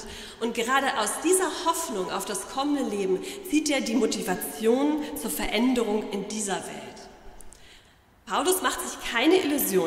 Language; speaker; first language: German; native; German